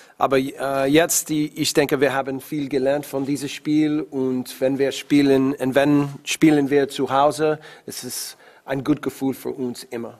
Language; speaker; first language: German; non-native, learner; English